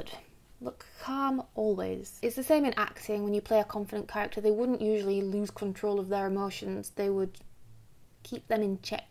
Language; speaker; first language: English; native; English